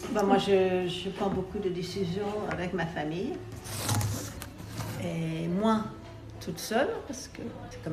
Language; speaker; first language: French; non-native, fluent; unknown